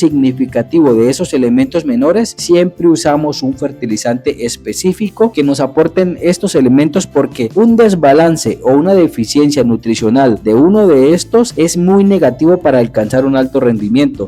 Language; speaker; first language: Spanish; native; Spanish